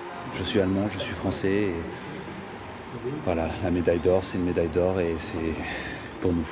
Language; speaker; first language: French; native; French